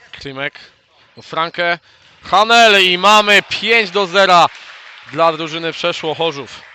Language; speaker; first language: Polish; native; Polish